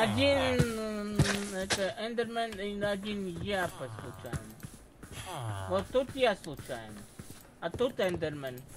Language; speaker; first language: Russian; non-native, learner; Latvian